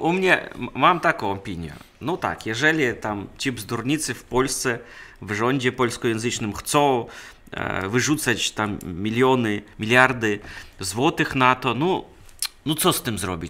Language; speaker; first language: Polish; non-native, fluent; Russian